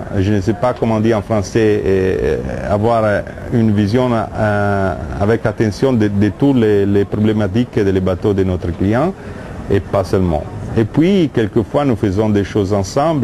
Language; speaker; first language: French; non-native, learner; Italian